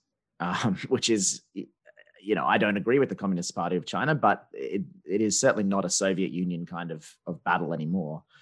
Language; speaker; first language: English; native; English